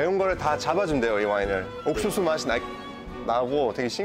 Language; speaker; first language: Korean; non-native, fluent; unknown